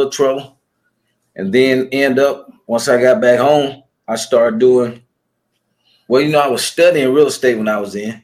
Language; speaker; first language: English; native; English